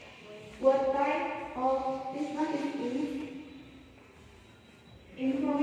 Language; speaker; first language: English; non-native, learner; Indonesian